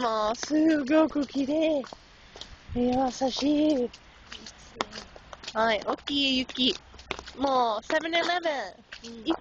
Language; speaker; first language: Japanese; non-native, learner; English